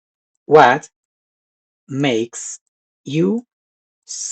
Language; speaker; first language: English; non-native, fluent; Spanish